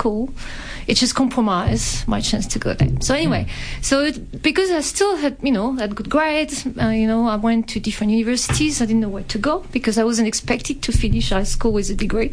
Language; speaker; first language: English; non-native, fluent; French